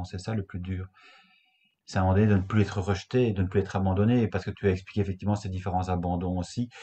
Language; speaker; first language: French; native; French